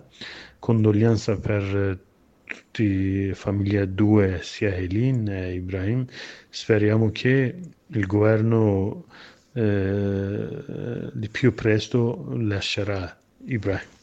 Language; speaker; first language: Italian; non-native, learner; Kurdish